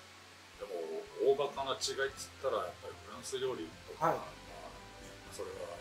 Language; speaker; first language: Japanese; native; Japanese